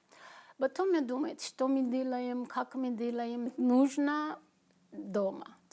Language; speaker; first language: Russian; non-native, learner; Turkish